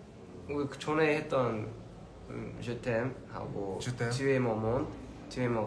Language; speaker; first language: Korean; early bilingual, heritage; Korean